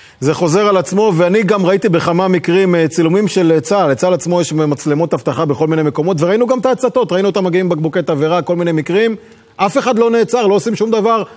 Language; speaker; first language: Hebrew; native; Hebrew